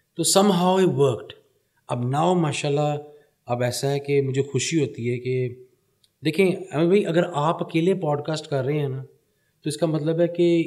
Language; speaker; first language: Urdu; early bilingual, heritage; Punjabi